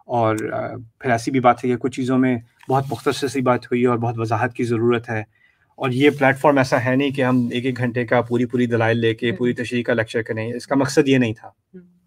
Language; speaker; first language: Urdu; native; Urdu